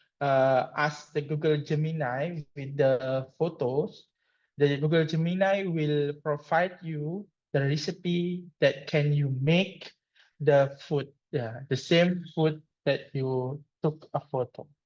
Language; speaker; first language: English; non-native, learner; Indonesian